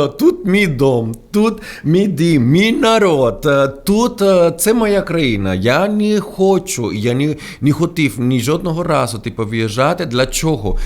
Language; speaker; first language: Ukrainian; non-native, fluent; Spanish